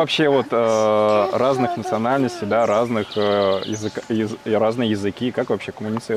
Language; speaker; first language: Russian; native; Russian